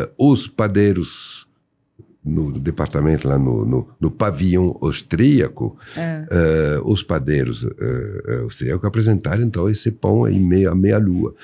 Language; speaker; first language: Portuguese; non-native, fluent; French